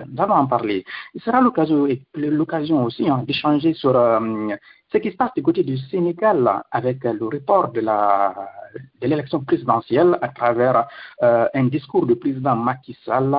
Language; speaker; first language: French; non-native, local second language; Fula